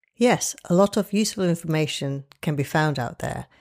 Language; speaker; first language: English; native; English